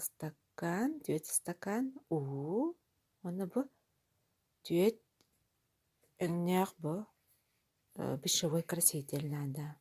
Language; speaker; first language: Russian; non-native, local second language; Yakut